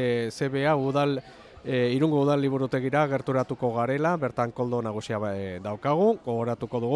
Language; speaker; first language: Basque; native; Basque